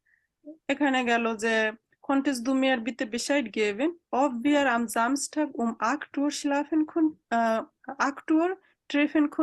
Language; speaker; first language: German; non-native, learner; Bangla